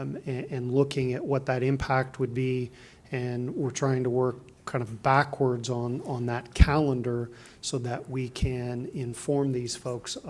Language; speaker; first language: English; native; English